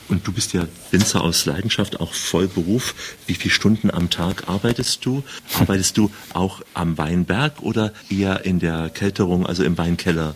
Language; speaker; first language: German; native; German